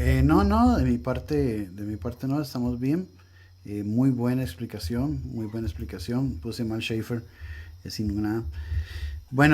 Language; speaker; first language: Spanish; native; Spanish